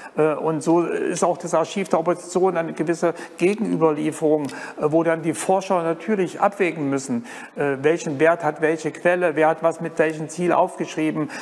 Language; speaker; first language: German; native; German